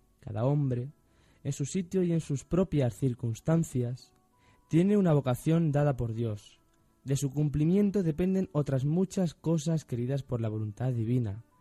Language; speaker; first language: Spanish; native; Spanish